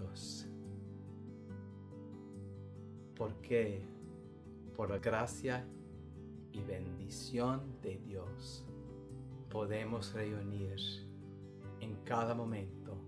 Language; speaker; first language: Spanish; non-native, learner; English